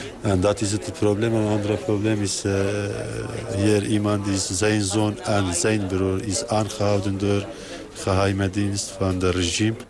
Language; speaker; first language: Dutch; non-native, learner; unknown